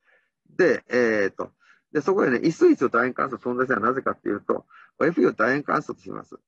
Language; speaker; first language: Japanese; native; Japanese